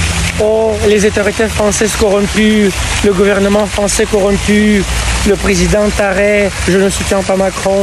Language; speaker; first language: French; non-native, fluent; Russian